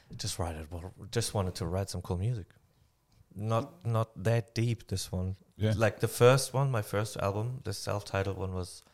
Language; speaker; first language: English; non-native, fluent; German